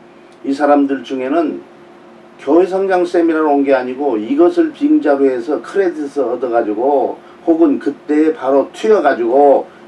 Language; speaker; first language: Korean; native; Korean